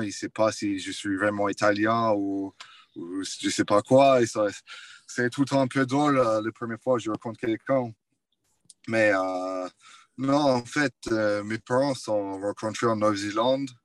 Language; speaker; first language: French; non-native, fluent; English